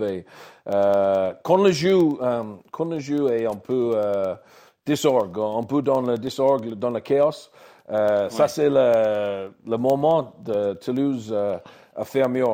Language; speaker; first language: French; non-native, learner; English